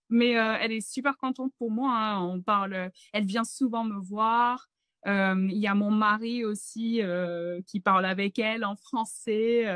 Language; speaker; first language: French; non-native, fluent; English